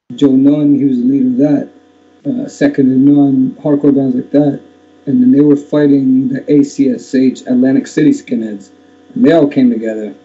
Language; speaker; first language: English; native; English